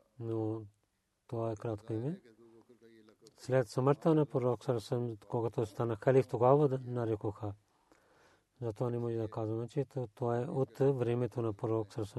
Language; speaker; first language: Bulgarian; non-native, learner; Urdu